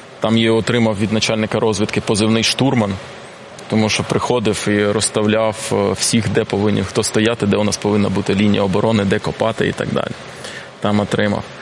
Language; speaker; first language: Ukrainian; non-native, local second language; Russian